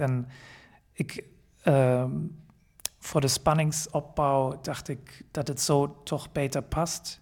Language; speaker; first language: Dutch; non-native, fluent; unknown